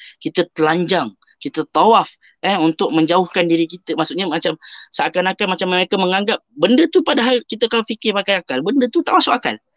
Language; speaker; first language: Malay; native; Malay